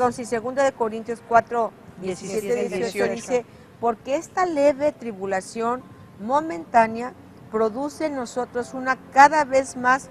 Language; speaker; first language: Spanish; native; Spanish